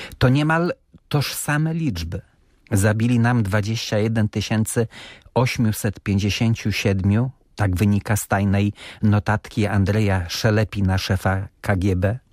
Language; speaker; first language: Polish; native; Polish